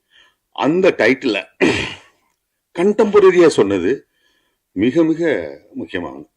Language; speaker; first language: Tamil; native; Tamil